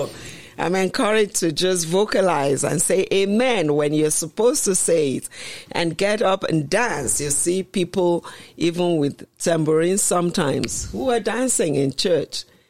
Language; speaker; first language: English; non-native, local second language; Yoruba